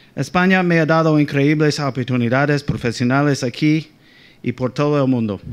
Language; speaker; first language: Spanish; non-native, fluent; English